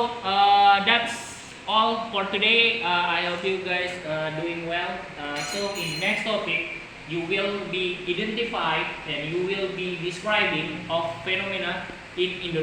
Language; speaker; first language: English; non-native, learner; Indonesian